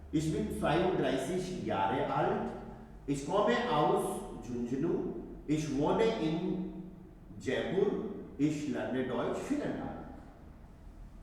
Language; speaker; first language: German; non-native, fluent; Hindi